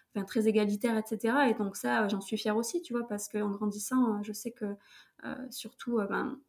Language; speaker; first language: French; native; French